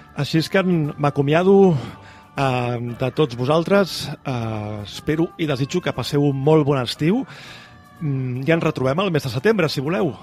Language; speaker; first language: Catalan; native; Catalan